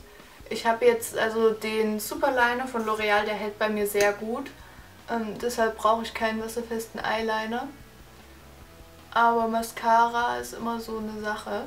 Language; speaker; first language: German; native; German